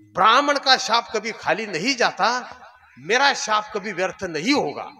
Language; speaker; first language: Hindi; non-native, local second language; Marathi